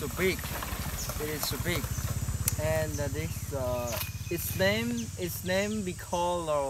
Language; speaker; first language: English; non-native, learner; Khmer